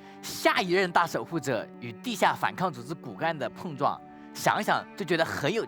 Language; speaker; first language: Chinese; native; Chinese